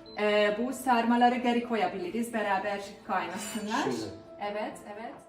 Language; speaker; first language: Turkish; non-native, fluent; Hungarian